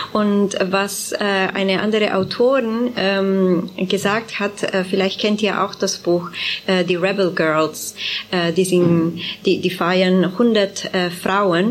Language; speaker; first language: German; non-native, fluent; Italian